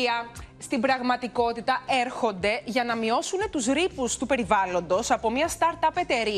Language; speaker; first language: Greek; native; Greek